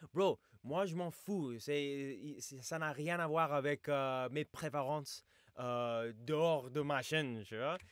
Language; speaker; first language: French; non-native, fluent; English